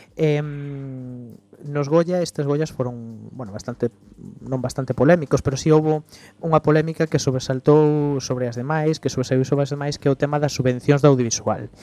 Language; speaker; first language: Galician; non-native, local second language; Spanish